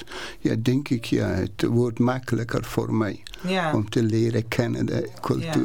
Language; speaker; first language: Dutch; non-native, learner; Persian